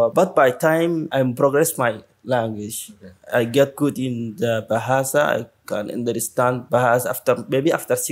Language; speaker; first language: English; non-native, learner; Arabic